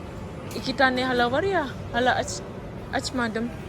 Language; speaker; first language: Turkish; non-native, learner; Indonesian